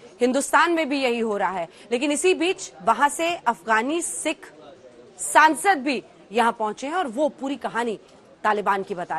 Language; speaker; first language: Hindi; native; Hindi